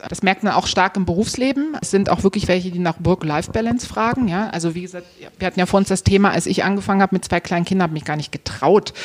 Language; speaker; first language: German; native; German